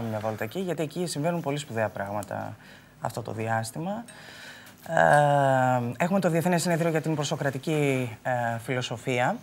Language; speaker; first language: Greek; native; Greek